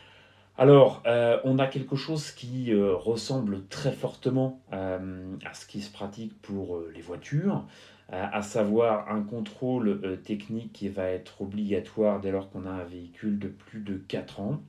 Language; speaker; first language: French; native; French